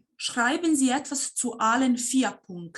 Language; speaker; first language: German; non-native, fluent; Serbian